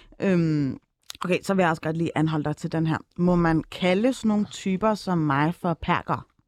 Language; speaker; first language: Danish; early bilingual, other home language; Turkish